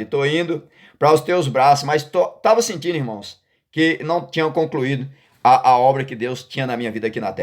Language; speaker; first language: Portuguese; native; Portuguese